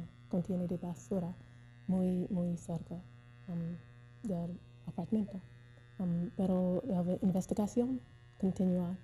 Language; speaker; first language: Spanish; non-native, learner; English